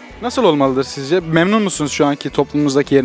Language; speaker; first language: Turkish; native; Turkish